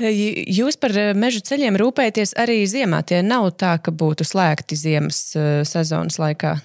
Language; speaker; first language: Latvian; native; Latvian